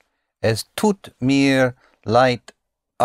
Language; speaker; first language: German; non-native, learner; English